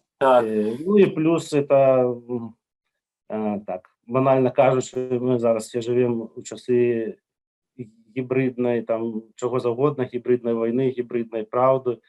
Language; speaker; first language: Belarusian; native; Belarusian